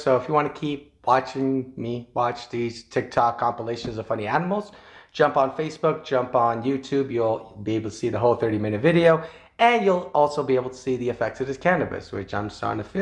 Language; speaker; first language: English; native; English